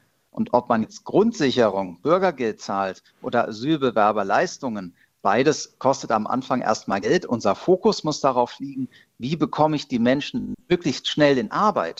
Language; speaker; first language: German; native; German